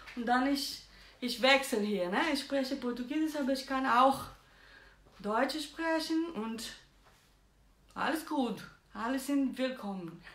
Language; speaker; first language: German; non-native, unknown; Portuguese